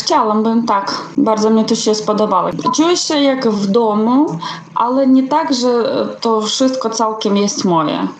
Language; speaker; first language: Polish; non-native, fluent; Ukrainian